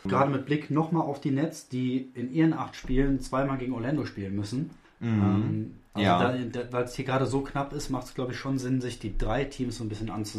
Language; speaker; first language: German; native; German